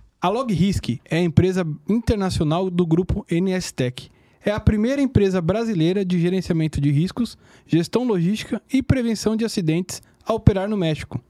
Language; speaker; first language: Portuguese; native; Portuguese